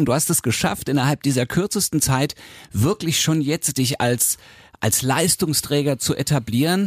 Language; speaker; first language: German; native; German